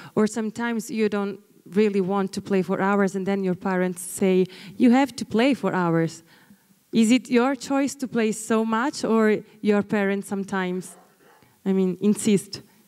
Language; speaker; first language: English; non-native, fluent; Italian